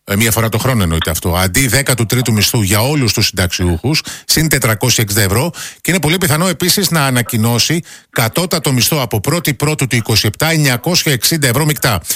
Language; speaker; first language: Greek; native; Greek